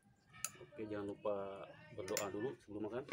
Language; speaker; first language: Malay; non-native, local second language; Sundanese